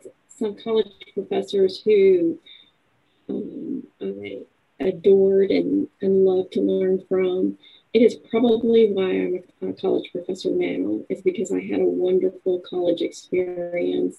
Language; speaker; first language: English; native; English